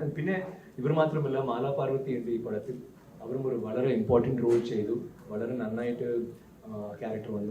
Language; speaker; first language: Malayalam; non-native, learner; Tamil